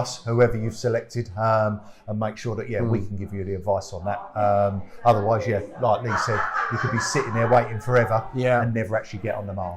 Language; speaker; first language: English; native; English